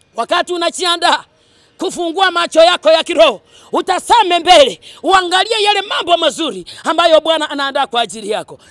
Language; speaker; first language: Swahili; non-native, local second language; Luyia